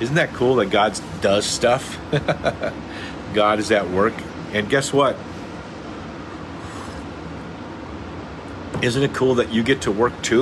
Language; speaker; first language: English; native; English